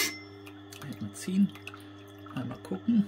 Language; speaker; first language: German; native; German